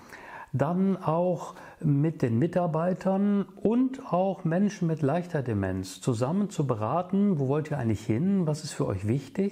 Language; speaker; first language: German; native; German